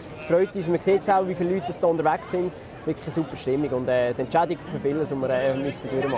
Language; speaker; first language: German; native; German